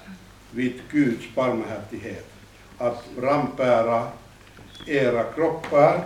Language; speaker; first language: Swedish; non-native, fluent; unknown